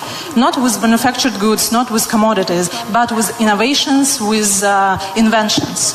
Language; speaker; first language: English; non-native, fluent; Russian